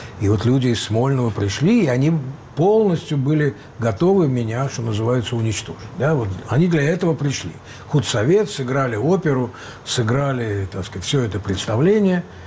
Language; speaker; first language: Russian; native; Russian